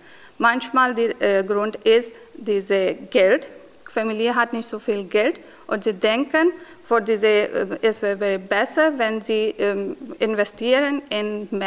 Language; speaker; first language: German; non-native, learner; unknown